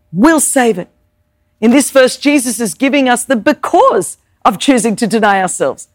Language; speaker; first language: English; non-native, local second language; Greek